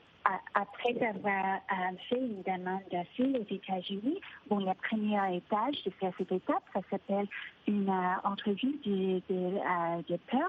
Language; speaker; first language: French; non-native, fluent; Spanish